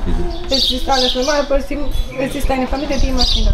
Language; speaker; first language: German; non-native, fluent; Romanian